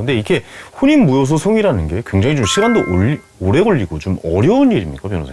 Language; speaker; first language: Korean; native; Korean